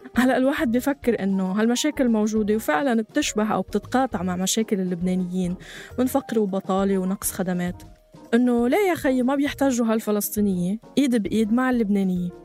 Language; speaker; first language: Arabic; native; Arabic